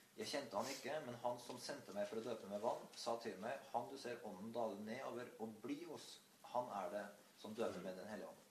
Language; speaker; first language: Norwegian; native; Norwegian